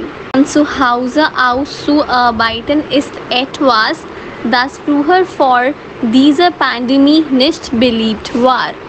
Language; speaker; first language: German; non-native, fluent; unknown